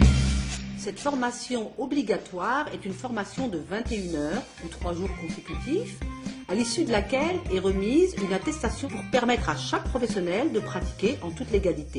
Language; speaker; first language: French; native; French